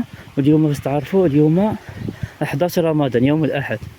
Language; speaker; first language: Arabic; native; Arabic